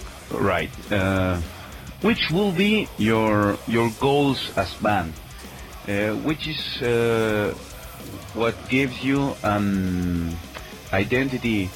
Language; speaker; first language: English; non-native, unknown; Spanish